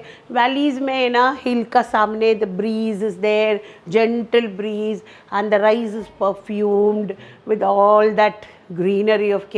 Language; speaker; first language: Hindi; non-native, local second language; Malayalam